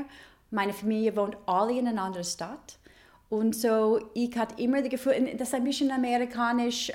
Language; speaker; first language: German; non-native, learner; English